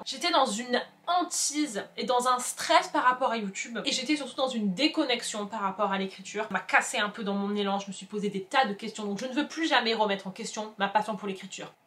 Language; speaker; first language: French; native; French